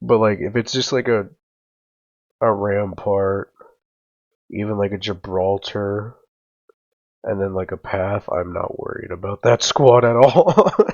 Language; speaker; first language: English; native; English